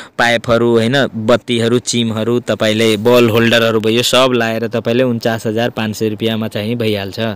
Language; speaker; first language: Nepali; native; Nepali